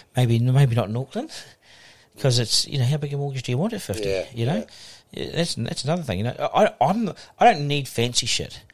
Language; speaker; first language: English; native; English